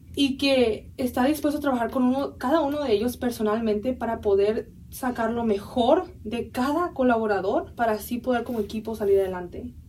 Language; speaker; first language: Spanish; early bilingual, heritage; Spanish